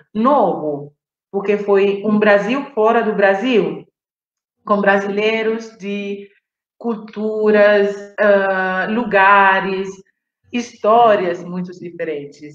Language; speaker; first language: Portuguese; non-native, fluent; Italian